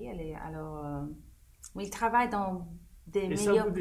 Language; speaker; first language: French; non-native, fluent; Spanish